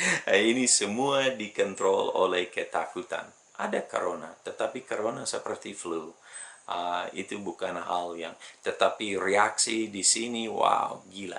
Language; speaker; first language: Indonesian; non-native, fluent; English